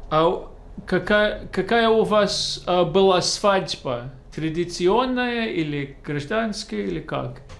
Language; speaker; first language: Russian; non-native, fluent; English